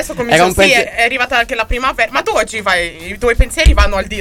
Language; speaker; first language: Italian; native; Italian